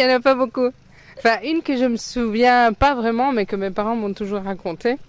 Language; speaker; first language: French; non-native, fluent; Dutch